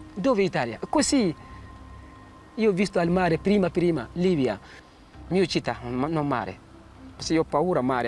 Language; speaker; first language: Italian; non-native, learner; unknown